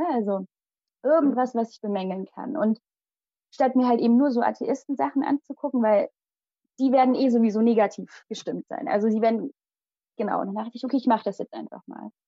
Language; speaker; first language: German; early bilingual, other home language; Malayalam